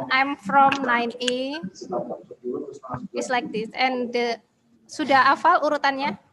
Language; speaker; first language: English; non-native, learner; Indonesian